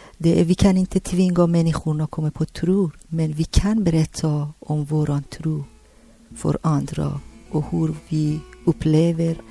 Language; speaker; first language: Swedish; non-native, learner; Persian